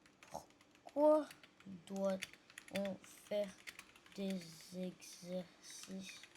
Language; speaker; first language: French; non-native, learner; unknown